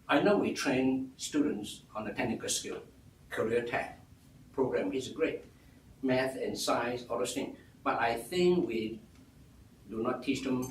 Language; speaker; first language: English; non-native, local second language; Min Nan Chinese